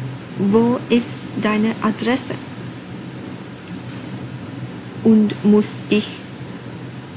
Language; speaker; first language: German; non-native, learner; English